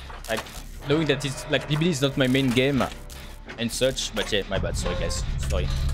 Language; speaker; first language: English; non-native, fluent; French